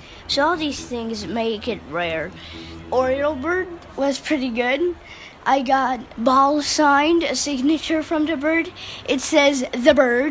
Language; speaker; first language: English; early bilingual, heritage; English